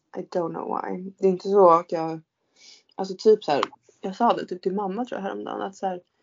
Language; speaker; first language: Swedish; native; Swedish